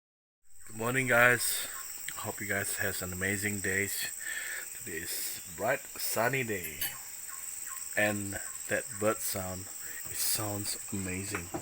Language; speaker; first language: English; non-native, local second language; Malay